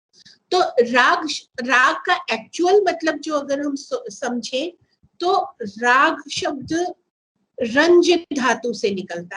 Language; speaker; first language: Hindi; non-native, fluent; Bangla